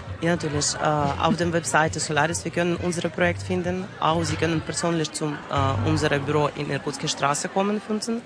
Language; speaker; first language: German; non-native, learner; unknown